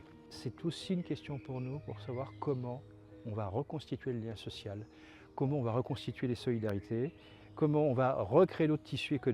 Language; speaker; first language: French; native; French